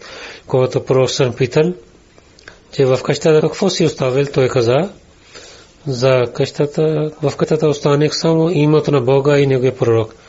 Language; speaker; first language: Bulgarian; non-native, learner; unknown